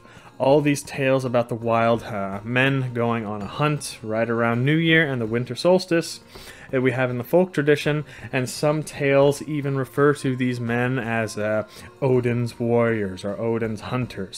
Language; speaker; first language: English; non-native, fluent; Swedish